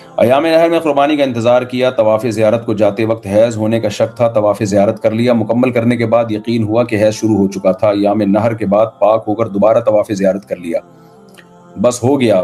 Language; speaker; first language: Urdu; native; Urdu